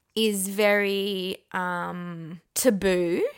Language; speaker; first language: English; non-native, fluent; Persian